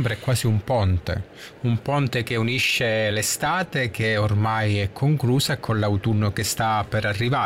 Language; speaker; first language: Italian; native; Italian